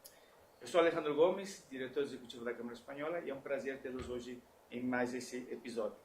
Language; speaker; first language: Portuguese; non-native, fluent; Spanish